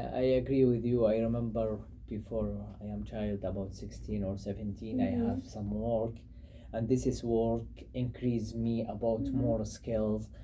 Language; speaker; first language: English; non-native, learner; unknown